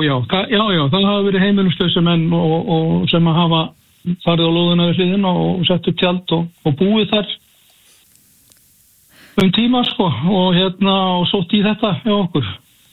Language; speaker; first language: Icelandic; native; Icelandic